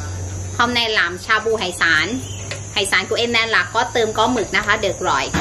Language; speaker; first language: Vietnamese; non-native, learner; Thai